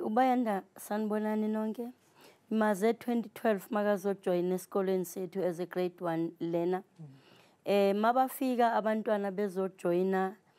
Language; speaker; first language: Zulu; native; Zulu